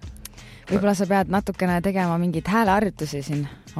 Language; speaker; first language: Estonian; native; Estonian